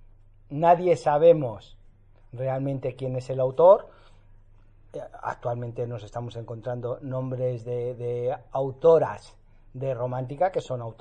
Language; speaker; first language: Spanish; native; Spanish